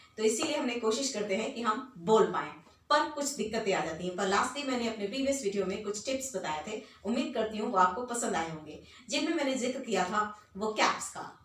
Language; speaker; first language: Hindi; native; Hindi